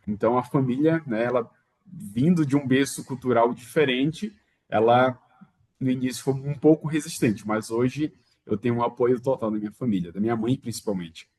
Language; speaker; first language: Portuguese; native; Portuguese